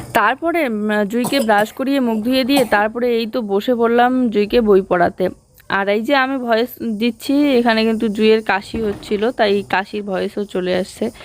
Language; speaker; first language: Bangla; native; Bangla